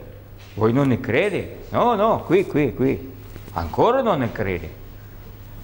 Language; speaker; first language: Italian; non-native, learner; Russian